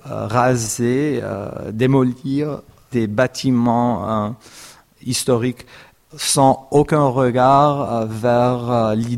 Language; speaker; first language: French; non-native, fluent; Armenian